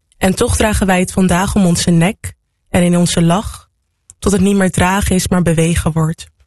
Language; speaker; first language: Dutch; native; Dutch